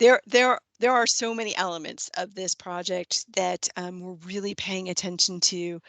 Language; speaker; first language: English; native; English